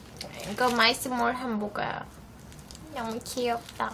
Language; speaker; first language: Korean; non-native, learner; Turkish